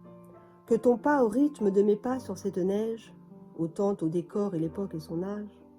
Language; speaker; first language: French; native; French